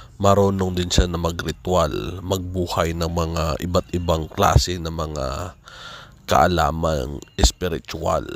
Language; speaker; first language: Filipino; non-native, local second language; Cebuano